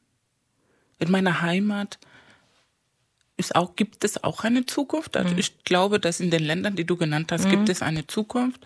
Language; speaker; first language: German; non-native, fluent; Spanish